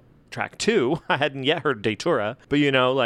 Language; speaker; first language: English; early bilingual, other home language; Spanish